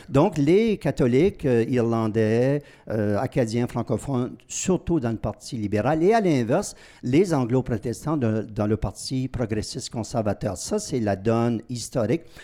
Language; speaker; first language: French; native; French